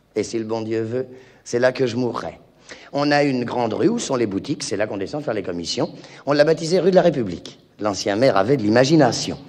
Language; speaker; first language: French; native; French